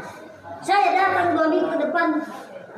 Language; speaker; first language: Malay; non-native, local second language; Nias